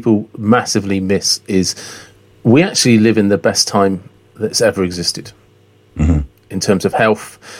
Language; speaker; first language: English; native; English